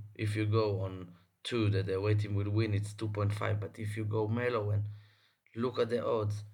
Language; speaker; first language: English; non-native, fluent; Hebrew